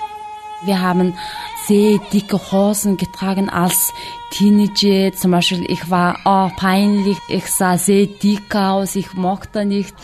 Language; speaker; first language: German; non-native, fluent; Mongolian